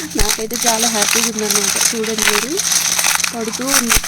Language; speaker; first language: Telugu; native; Telugu